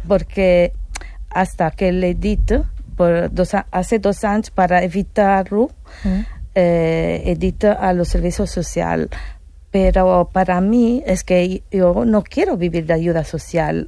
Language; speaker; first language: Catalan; non-native, learner; Spanish